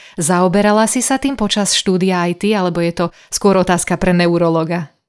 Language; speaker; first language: Slovak; native; Slovak